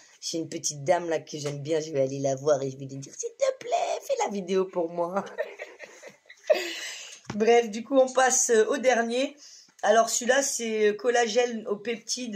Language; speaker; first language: French; native; French